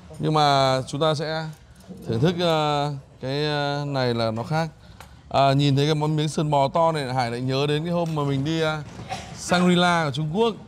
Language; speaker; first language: Vietnamese; native; Vietnamese